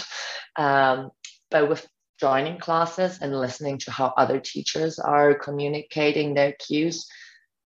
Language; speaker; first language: English; non-native, fluent; German